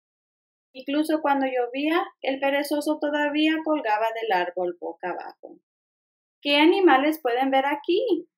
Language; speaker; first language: Spanish; early bilingual, heritage; Spanish